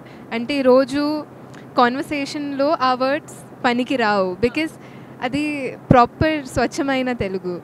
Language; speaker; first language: Telugu; non-native, local second language; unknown